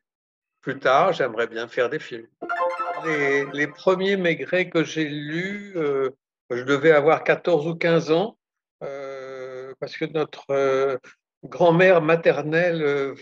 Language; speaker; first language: French; native; French